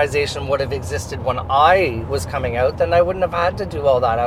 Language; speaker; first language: English; native; English